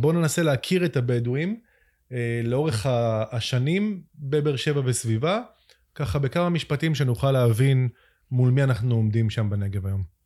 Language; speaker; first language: Hebrew; native; Hebrew